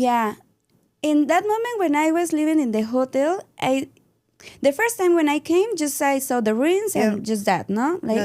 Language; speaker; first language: English; non-native, learner; Spanish